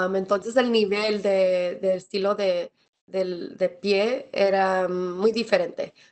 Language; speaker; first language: Spanish; early bilingual, other home language; English